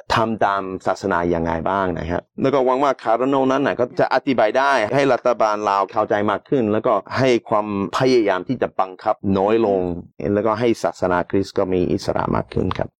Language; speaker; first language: Thai; non-native, fluent; English